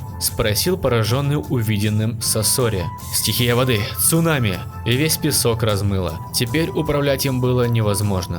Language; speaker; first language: Russian; native; Russian